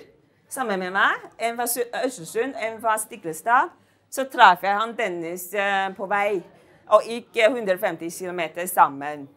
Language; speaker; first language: Norwegian; non-native, fluent; Chinese